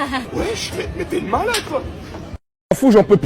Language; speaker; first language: French; native; French